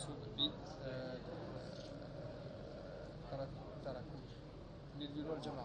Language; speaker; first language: Arabic; non-native, learner; French